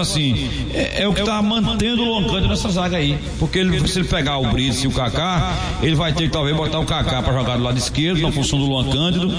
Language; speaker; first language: Portuguese; native; Portuguese